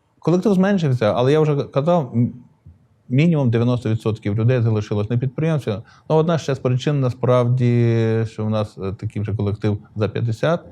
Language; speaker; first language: Ukrainian; native; Ukrainian